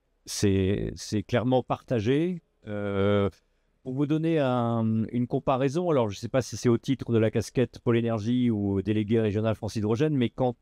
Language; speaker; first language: French; native; French